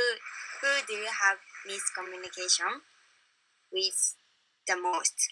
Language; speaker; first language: English; non-native, learner; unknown